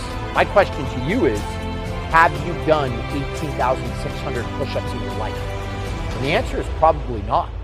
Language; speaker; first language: English; native; English